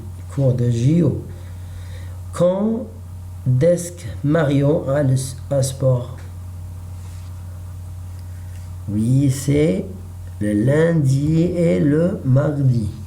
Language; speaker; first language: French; non-native, learner; Arabic